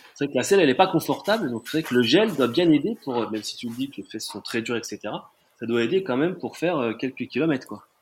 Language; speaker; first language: French; native; French